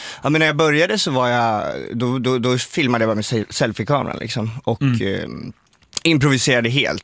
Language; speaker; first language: Swedish; native; Swedish